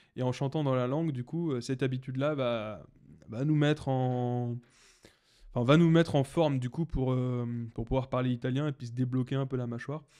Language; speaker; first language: French; native; French